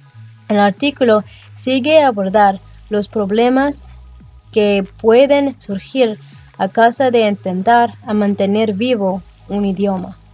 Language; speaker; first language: Spanish; non-native, learner; English